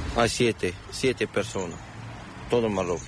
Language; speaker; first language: Spanish; non-native, learner; Arabic